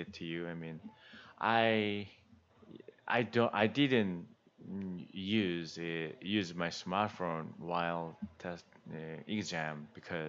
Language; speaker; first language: English; non-native, learner; Korean